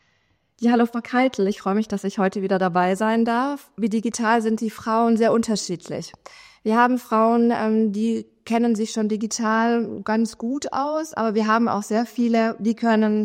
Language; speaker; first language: German; native; German